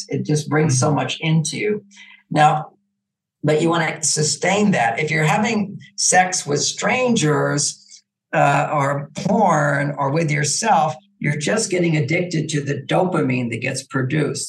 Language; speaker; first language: English; native; English